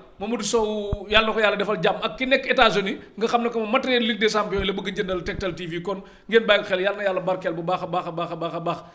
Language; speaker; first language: Wolof; native; Wolof